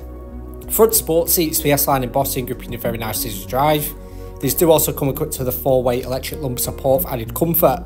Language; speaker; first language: English; native; English